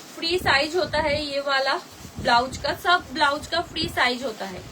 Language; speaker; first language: Hindi; non-native, local second language; Bangla